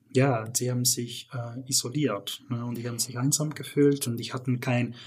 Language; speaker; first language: German; non-native, fluent; English